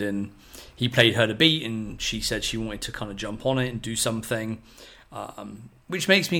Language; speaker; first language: English; native; English